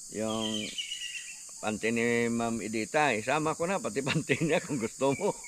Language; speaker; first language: Filipino; non-native, local second language; Cebuano